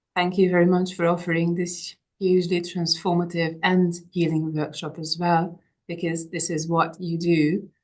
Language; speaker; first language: English; non-native, fluent; Hungarian